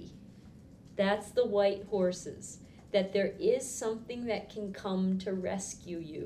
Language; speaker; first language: English; native; English